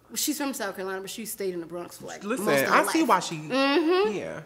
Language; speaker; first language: English; native; English